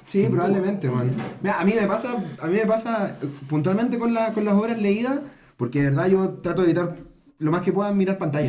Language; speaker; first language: Spanish; native; Spanish